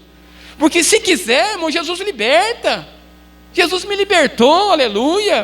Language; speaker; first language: Portuguese; native; Portuguese